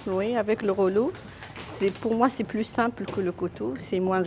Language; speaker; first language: French; non-native, fluent; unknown